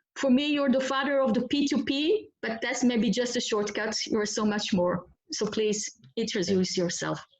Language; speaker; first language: English; non-native, fluent; Dutch